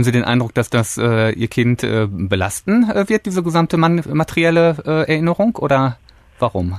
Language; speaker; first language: German; native; German